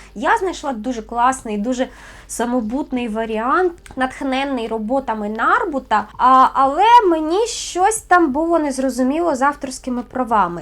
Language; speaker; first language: Ukrainian; native; Ukrainian